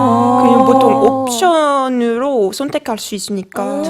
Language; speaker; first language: Korean; non-native, fluent; French